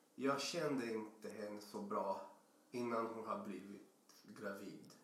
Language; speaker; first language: Swedish; non-native, fluent; Portuguese